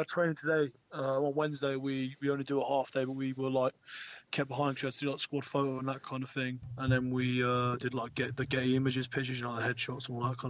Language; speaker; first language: English; native; English